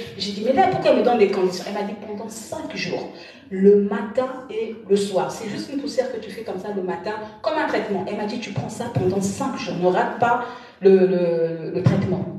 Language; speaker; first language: French; non-native, local second language; Lingala